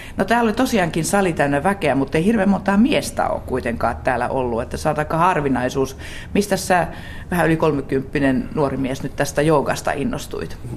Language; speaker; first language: Finnish; native; Finnish